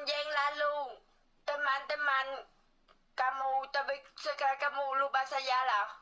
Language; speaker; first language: Indonesian; non-native, learner; Vietnamese